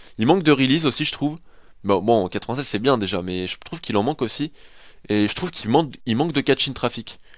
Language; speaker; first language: French; native; French